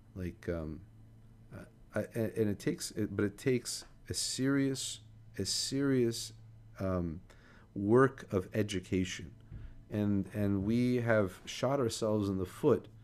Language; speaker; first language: English; native; English